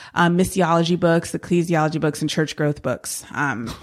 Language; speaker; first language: English; native; English